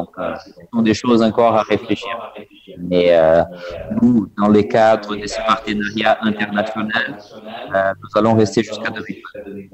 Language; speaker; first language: French; non-native, fluent; Portuguese